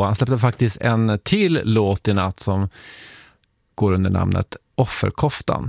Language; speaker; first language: Swedish; native; Swedish